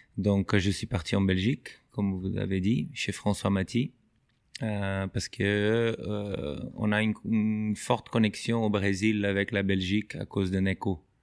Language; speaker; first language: French; non-native, fluent; Portuguese